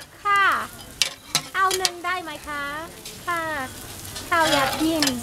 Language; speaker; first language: Thai; non-native, learner; English